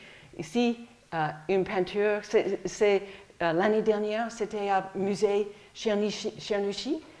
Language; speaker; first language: French; non-native, fluent; English